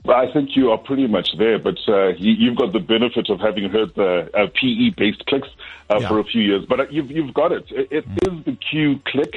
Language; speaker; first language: English; non-native, local second language; Xhosa